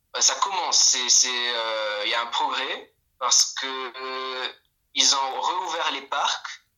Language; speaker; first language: French; non-native, fluent; Polish